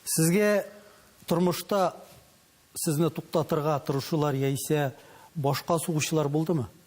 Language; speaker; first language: Tatar; native; Tatar